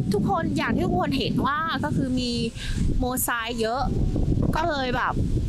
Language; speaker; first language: Thai; non-native, fluent; Vietnamese